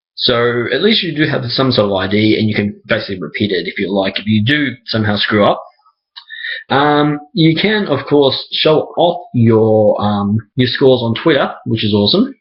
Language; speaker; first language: English; native; English